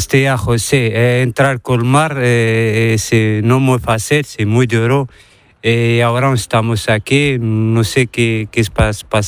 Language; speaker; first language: Spanish; non-native, learner; Arabic